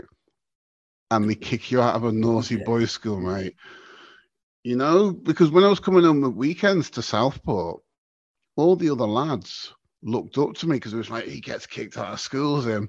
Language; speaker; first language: English; native; English